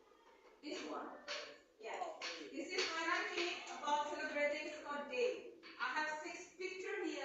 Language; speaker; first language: English; non-native, learner; Indonesian